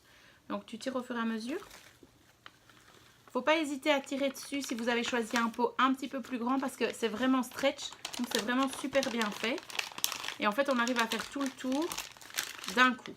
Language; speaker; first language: French; native; French